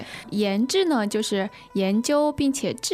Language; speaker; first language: Chinese; native; Chinese